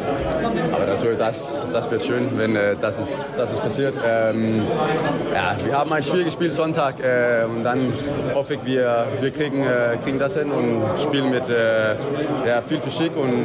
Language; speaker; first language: German; non-native, learner; Danish